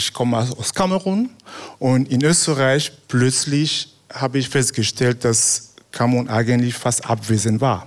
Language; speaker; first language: German; non-native, fluent; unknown